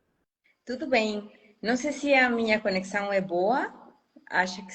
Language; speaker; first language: Portuguese; non-native, fluent; Spanish